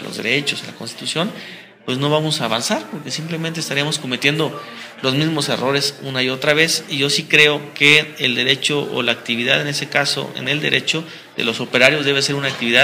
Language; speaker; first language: Spanish; native; Spanish